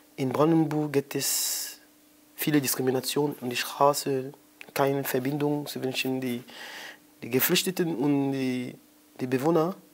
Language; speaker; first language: German; non-native, learner; French